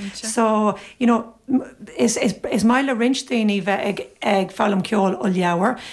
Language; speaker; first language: Irish; non-native, local second language; English